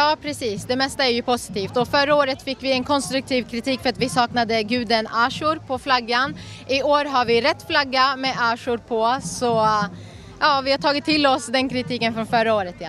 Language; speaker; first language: Swedish; early bilingual, other home language; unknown